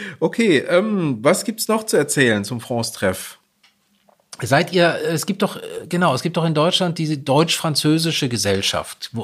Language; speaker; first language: German; native; German